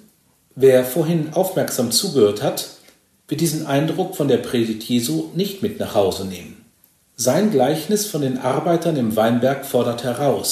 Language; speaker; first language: German; native; German